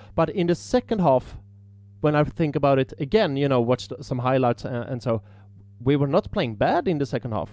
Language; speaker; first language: English; non-native, fluent; Swedish